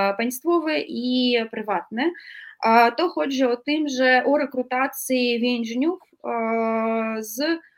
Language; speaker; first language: Polish; non-native, fluent; Russian